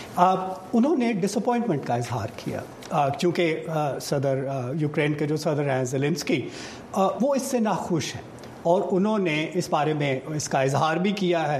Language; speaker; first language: Urdu; native; Urdu